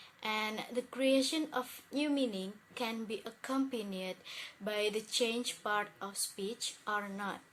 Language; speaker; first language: English; non-native, learner; Indonesian